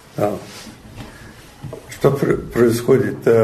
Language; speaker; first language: Russian; non-native, learner; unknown